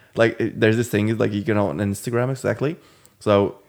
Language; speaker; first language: English; non-native, fluent; Latvian